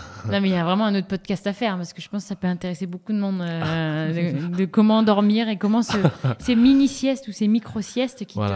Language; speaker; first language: French; native; French